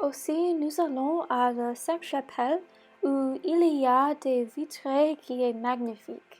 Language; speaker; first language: French; non-native, learner; English